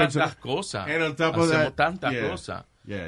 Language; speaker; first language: Spanish; early bilingual, heritage; Spanish